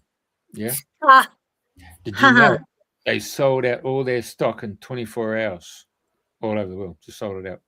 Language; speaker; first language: English; native; English